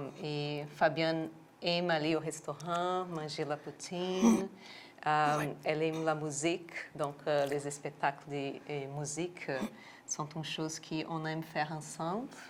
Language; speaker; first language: French; non-native, local second language; English